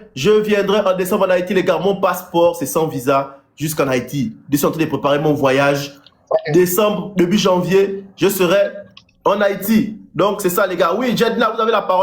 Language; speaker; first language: French; native; French